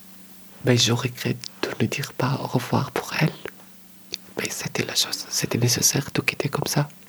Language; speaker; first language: French; non-native, learner; Arabic